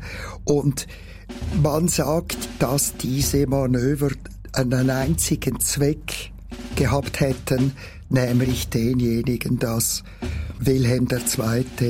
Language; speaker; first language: German; native; German